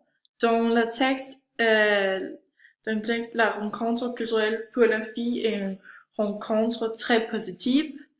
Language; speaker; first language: French; non-native, learner; Danish